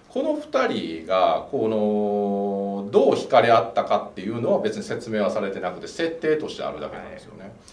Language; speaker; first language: Japanese; native; Japanese